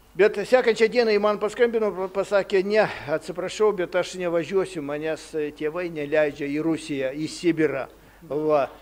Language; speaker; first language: Lithuanian; early bilingual, heritage; Lithuanian